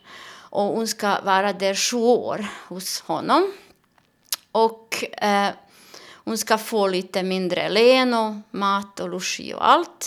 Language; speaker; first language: Swedish; non-native, learner; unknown